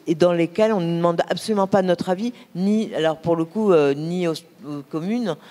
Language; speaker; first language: French; native; French